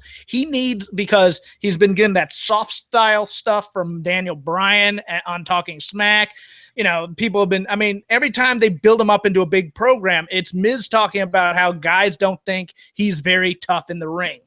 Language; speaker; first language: English; native; English